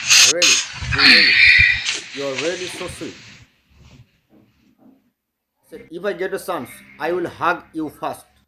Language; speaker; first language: English; non-native, learner; Bangla